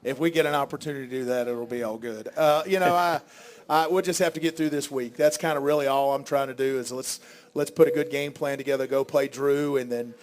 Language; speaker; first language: English; native; English